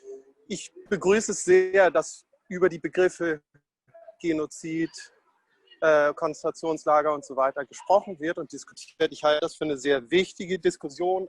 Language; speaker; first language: German; non-native, fluent; Danish